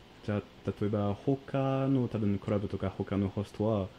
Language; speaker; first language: Japanese; non-native, fluent; French